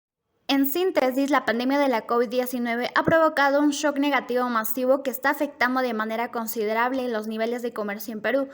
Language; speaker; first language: Spanish; native; Spanish